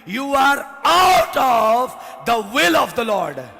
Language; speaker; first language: English; non-native, local second language; Punjabi